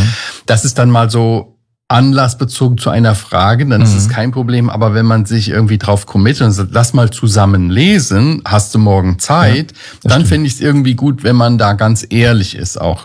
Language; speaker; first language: German; native; German